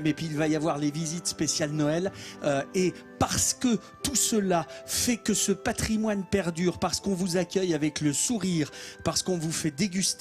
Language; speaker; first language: French; native; French